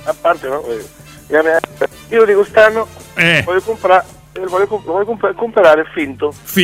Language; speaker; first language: Italian; native; Italian